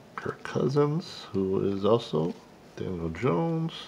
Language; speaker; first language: English; native; English